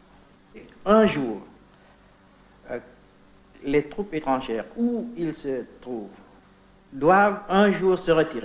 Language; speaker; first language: French; non-native, fluent; Indonesian